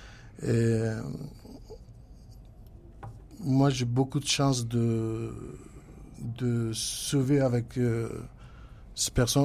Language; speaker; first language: French; non-native, learner; Kurdish